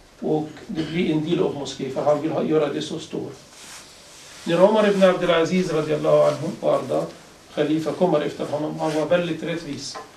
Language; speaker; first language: Swedish; non-native, fluent; Arabic